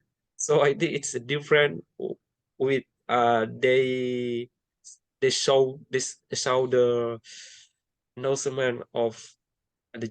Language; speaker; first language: English; non-native, learner; Indonesian